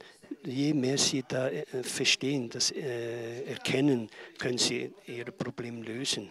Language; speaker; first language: German; non-native, learner; Tibetan